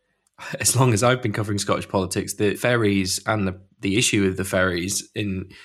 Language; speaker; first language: English; native; English